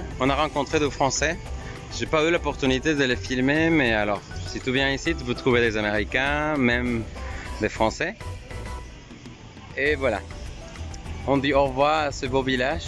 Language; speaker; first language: French; non-native, fluent; Spanish